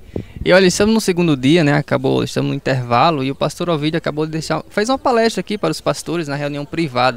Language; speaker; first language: Portuguese; native; Portuguese